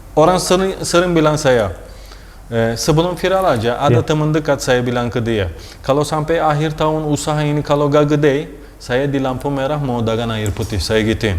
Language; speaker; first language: Indonesian; non-native, fluent; Turkish